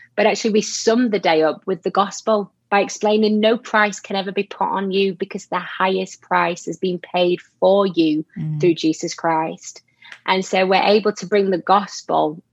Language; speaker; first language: English; native; English